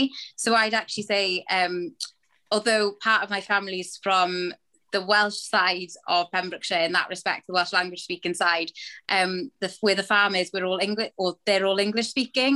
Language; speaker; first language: English; native; English